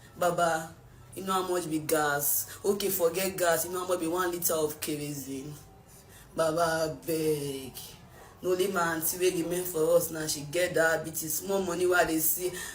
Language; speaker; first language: Nigerian Pidgin; native; Nigerian Pidgin